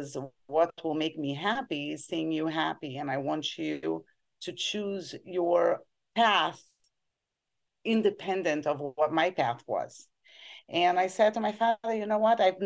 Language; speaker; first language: English; non-native, fluent; Portuguese